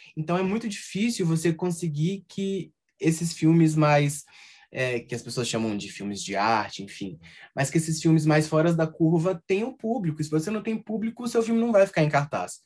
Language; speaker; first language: Portuguese; native; Portuguese